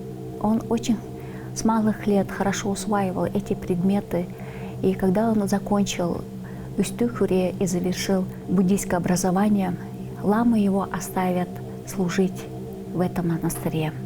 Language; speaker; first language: Russian; non-native, local second language; Tuvinian